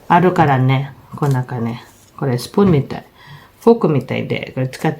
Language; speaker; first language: Japanese; non-native, fluent; Filipino